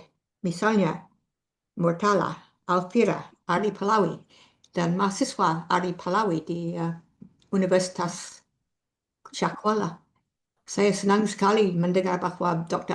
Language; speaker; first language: Indonesian; non-native, fluent; English